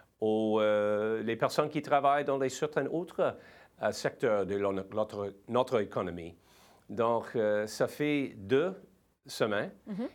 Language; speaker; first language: French; non-native, learner; English